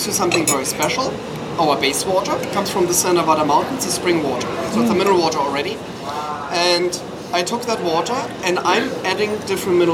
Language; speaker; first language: English; non-native, fluent; German